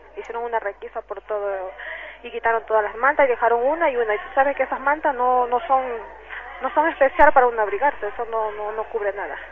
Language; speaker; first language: Spanish; native; Spanish